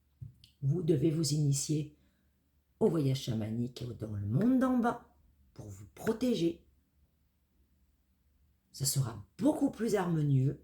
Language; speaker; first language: French; native; French